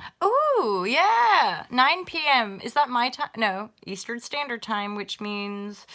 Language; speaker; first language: English; native; English